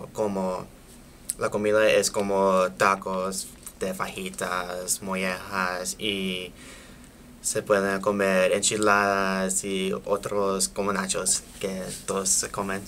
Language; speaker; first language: Spanish; non-native, learner; English